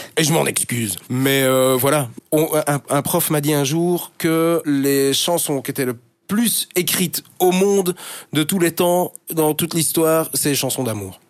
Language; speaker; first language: French; native; French